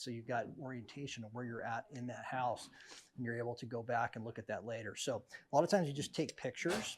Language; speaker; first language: English; native; English